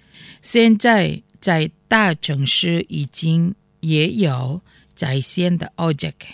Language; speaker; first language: Chinese; non-native, fluent; Indonesian